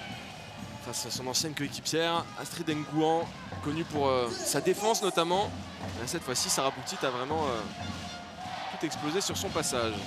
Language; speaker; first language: French; native; French